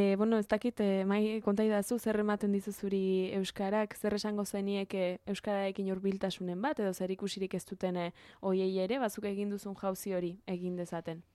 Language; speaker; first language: Basque; native; Basque